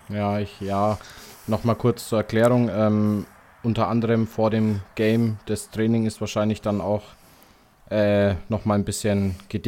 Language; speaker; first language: German; native; German